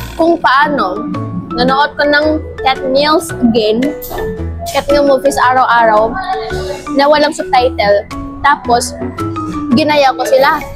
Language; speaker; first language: Filipino; non-native, fluent; Indonesian